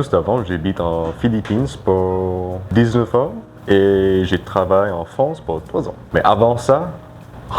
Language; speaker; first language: French; non-native, learner; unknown